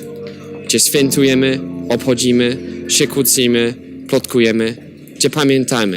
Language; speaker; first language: Polish; non-native, fluent; English